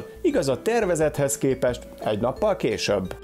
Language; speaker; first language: Hungarian; native; Hungarian